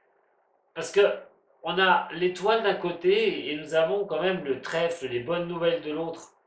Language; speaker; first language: French; native; French